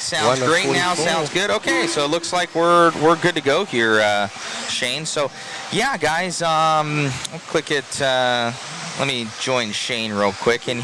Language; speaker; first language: English; native; English